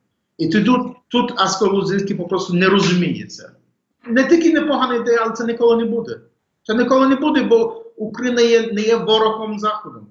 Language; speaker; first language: Ukrainian; early bilingual, heritage; English